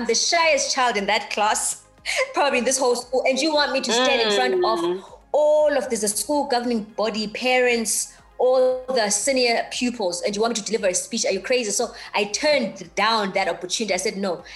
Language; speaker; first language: English; non-native, local second language; Xhosa